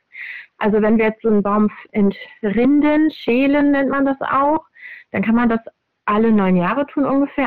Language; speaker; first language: German; native; German